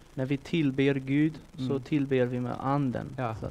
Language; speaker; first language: Swedish; non-native, fluent; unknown